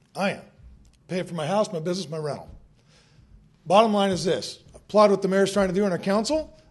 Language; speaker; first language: English; native; English